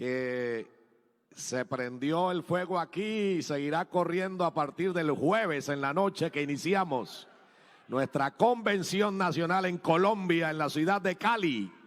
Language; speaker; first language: Spanish; native; Spanish